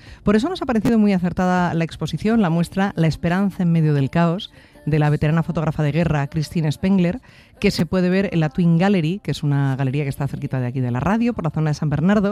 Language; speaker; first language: Spanish; native; Spanish